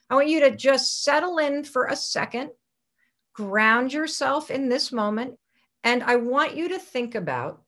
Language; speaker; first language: English; native; English